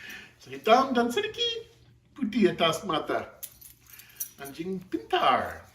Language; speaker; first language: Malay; non-native, learner; English